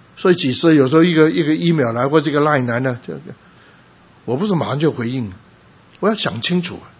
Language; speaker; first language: Chinese; non-native, local second language; Cantonese